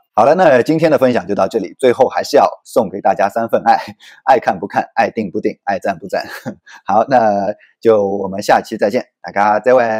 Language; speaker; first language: Chinese; native; Chinese